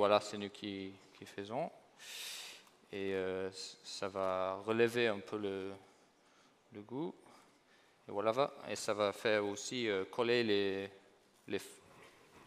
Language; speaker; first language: French; non-native, fluent; English